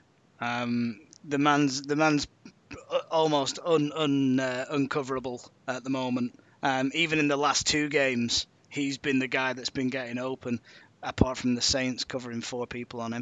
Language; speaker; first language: English; native; English